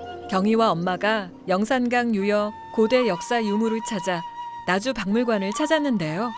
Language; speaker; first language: Korean; native; Korean